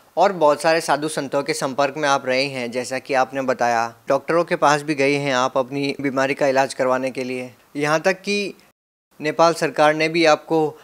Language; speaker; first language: Hindi; native; Hindi